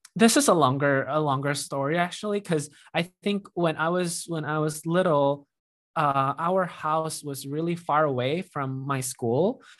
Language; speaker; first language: English; non-native, fluent; Indonesian